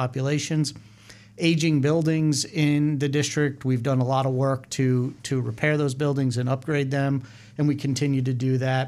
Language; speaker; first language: English; native; English